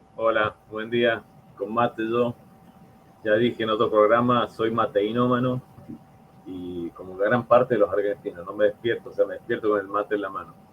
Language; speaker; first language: Spanish; native; Spanish